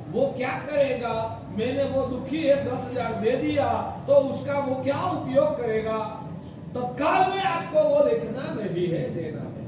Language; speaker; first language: Hindi; non-native, local second language; Gujarati